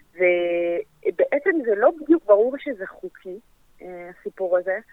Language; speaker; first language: Hebrew; native; Hebrew